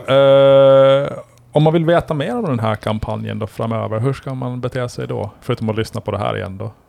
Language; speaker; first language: Swedish; native; Swedish